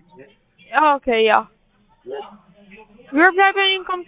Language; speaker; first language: German; non-native, learner; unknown